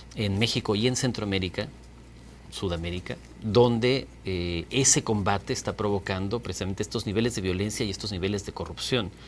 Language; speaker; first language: Spanish; native; Spanish